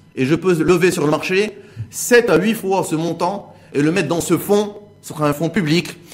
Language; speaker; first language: French; non-native, local second language; Arabic